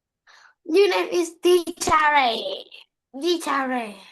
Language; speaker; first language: English; non-native, learner; Vietnamese